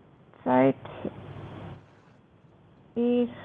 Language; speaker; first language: German; non-native, learner; Macedonian